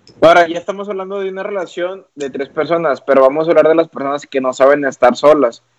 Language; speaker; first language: Spanish; native; Spanish